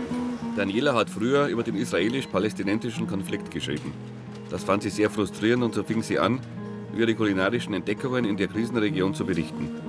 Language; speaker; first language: German; native; German